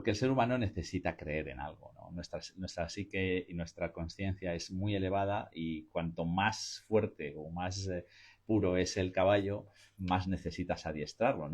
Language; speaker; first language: Spanish; native; Spanish